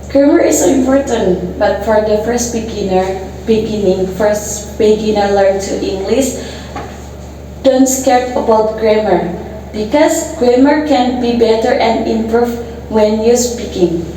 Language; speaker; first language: English; non-native, learner; Indonesian